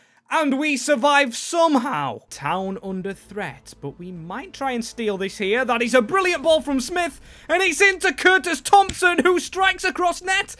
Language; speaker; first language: English; native; English